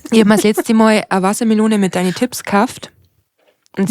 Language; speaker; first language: German; native; German